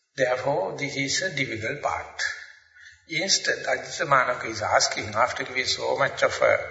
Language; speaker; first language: English; non-native, local second language; Sinhala